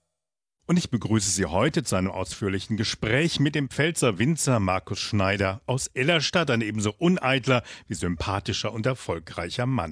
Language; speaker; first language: German; native; German